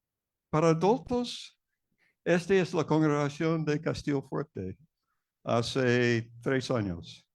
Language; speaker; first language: Spanish; non-native, fluent; English